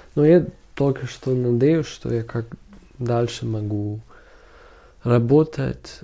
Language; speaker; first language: Russian; non-native, learner; German